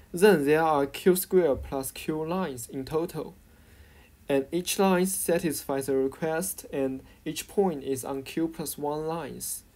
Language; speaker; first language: English; non-native, fluent; Chinese